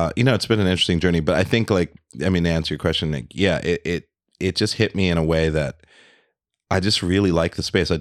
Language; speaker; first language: English; early bilingual, other home language; French